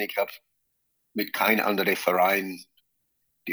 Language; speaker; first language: German; non-native, fluent; English